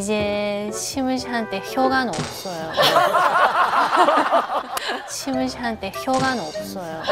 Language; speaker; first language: Korean; non-native, learner; Japanese